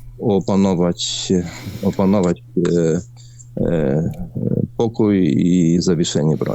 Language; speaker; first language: Polish; non-native, fluent; Ukrainian